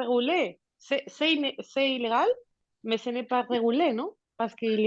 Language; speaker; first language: French; non-native, learner; Spanish